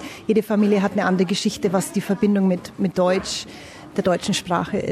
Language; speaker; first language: German; native; German